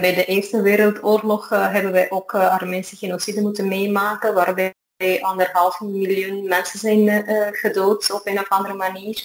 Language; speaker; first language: Dutch; non-native, fluent; Armenian